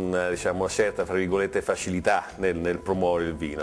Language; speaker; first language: Italian; native; Italian